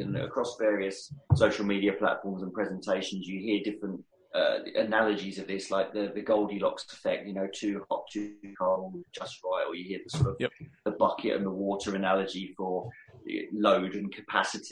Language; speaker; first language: English; native; English